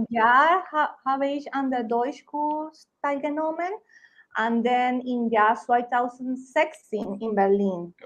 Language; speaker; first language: German; non-native, learner; Spanish